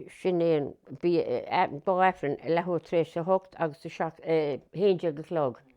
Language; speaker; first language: Irish; native; Irish